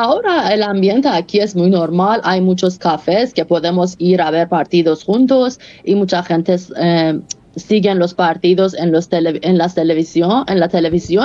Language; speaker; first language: Spanish; non-native, fluent; Persian